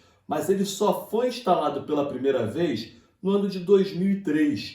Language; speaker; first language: Portuguese; native; Portuguese